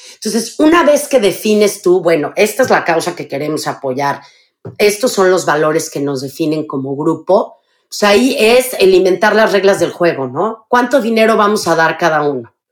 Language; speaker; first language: Spanish; native; Spanish